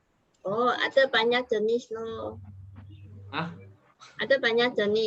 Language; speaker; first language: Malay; non-native, local second language; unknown